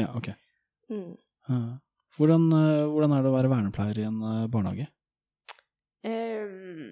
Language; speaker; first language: Norwegian; native; Norwegian